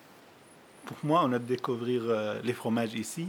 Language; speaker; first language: French; non-native, learner; Arabic